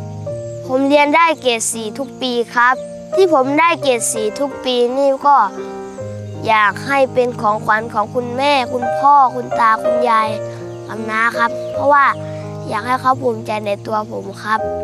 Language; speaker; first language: Thai; non-native, local second language; Northeastern Thai